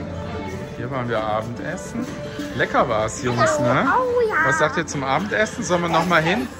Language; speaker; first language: German; native; German